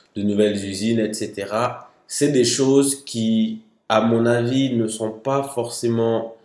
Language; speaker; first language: French; non-native, local second language; Bambara